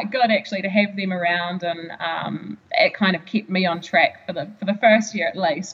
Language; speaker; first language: English; native; English